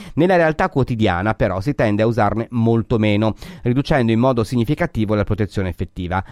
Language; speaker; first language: Italian; native; Italian